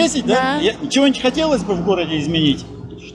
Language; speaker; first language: Russian; native; Russian